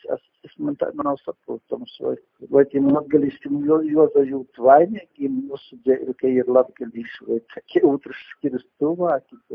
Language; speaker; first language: Latvian; native; Latvian